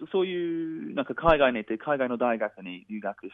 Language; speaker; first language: Japanese; non-native, fluent; English